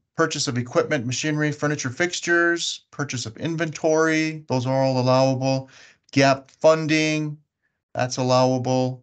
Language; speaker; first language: English; native; English